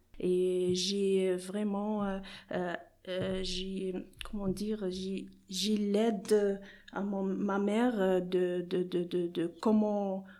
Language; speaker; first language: French; non-native, learner; Arabic